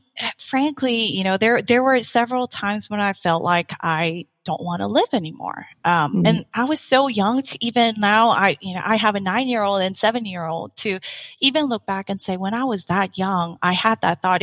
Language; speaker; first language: English; non-native, fluent; Korean